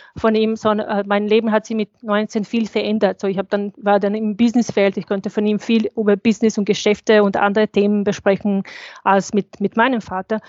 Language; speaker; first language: German; non-native, fluent; Bosnian